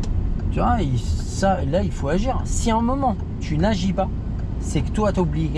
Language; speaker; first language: French; native; French